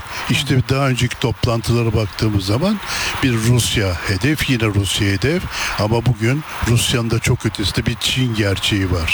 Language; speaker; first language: Turkish; native; Turkish